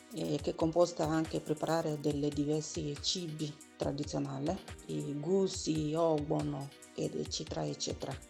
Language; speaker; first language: Italian; non-native, learner; Igbo